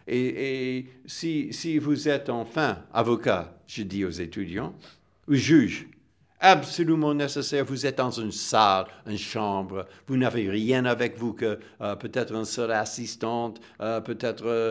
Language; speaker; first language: French; non-native, fluent; English